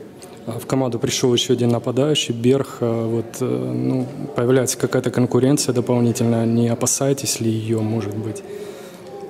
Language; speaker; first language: Russian; native; Russian